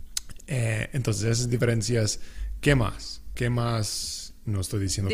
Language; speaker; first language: Spanish; non-native, local second language; English